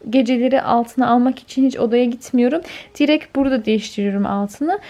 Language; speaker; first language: Turkish; early bilingual, heritage; Turkish